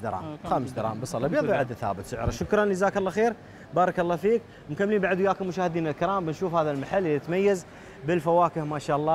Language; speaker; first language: Arabic; native; Arabic